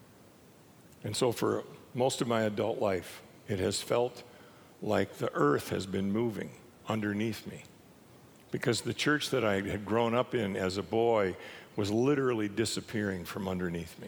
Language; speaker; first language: English; native; English